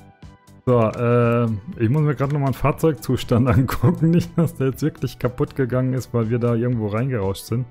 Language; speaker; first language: German; native; German